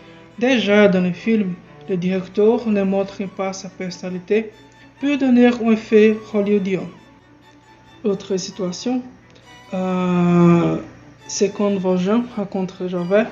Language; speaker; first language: French; non-native, learner; Portuguese